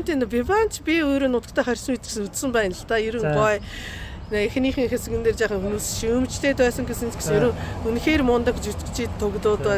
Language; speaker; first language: Mongolian; non-native, fluent; Japanese